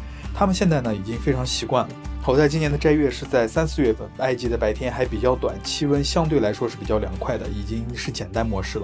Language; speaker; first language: Chinese; native; Chinese